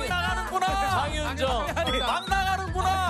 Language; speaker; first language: Korean; native; Korean